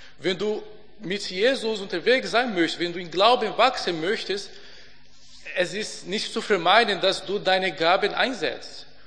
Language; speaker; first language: German; non-native, fluent; Portuguese